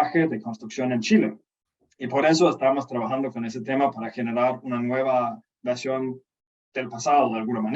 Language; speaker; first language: Spanish; non-native, fluent; Danish